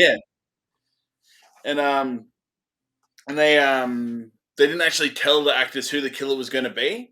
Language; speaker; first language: English; native; English